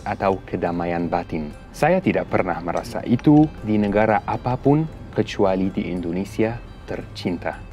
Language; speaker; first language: Indonesian; non-native, fluent; Arabic